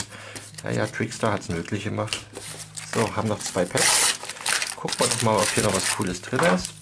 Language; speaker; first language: German; native; German